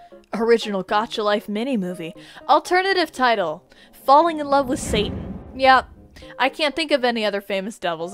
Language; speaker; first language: English; native; English